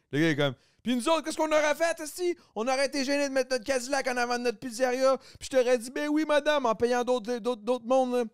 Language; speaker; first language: French; native; French